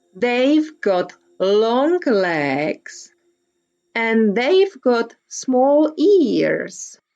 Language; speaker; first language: English; non-native, fluent; Czech